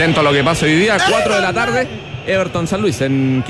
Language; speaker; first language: Spanish; native; Spanish